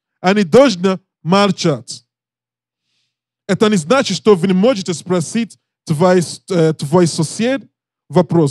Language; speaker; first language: Russian; non-native, learner; English